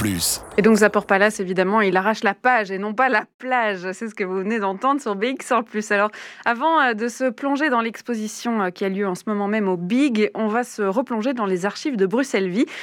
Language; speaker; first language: French; native; French